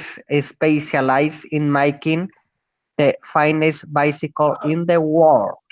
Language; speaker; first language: English; non-native, learner; Spanish